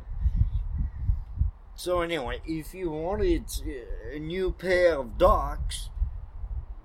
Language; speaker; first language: English; non-native, fluent; French